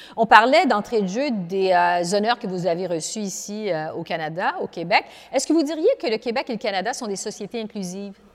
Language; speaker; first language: French; native; French